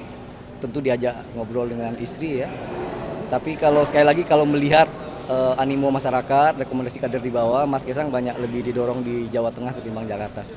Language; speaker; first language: Indonesian; native; Indonesian